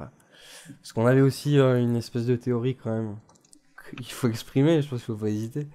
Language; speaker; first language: French; native; French